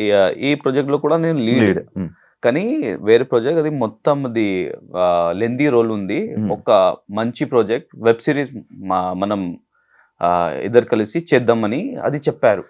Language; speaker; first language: Telugu; non-native, learner; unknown